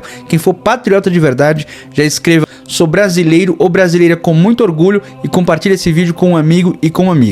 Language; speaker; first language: Portuguese; native; Portuguese